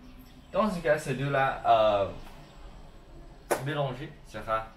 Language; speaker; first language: French; non-native, learner; English